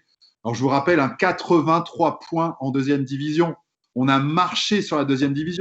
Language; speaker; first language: French; native; French